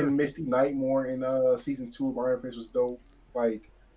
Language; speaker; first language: English; native; English